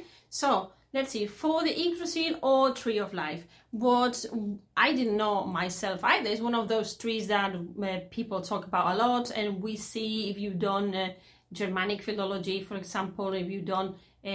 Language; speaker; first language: English; non-native, fluent; Spanish